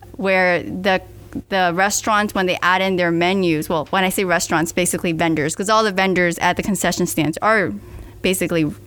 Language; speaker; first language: English; native; English